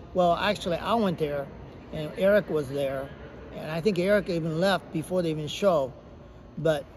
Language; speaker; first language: English; non-native, fluent; Japanese